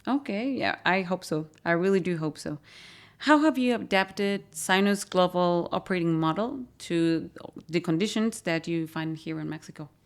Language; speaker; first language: English; non-native, fluent; Spanish